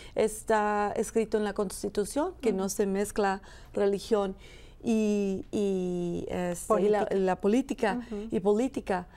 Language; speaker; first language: Spanish; early bilingual, heritage; Spanish